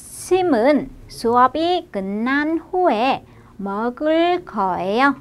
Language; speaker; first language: Korean; non-native, fluent; Vietnamese